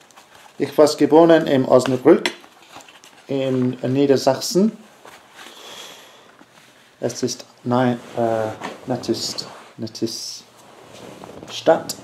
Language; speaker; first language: German; non-native, learner; English